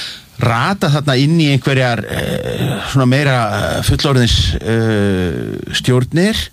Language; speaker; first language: Icelandic; native; Icelandic